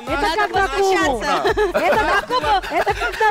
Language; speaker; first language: Russian; non-native, learner; Spanish